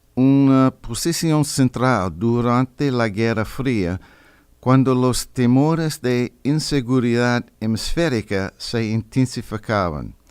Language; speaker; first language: Spanish; non-native, fluent; English